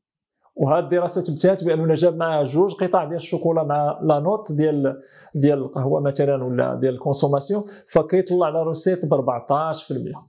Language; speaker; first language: Arabic; native; Arabic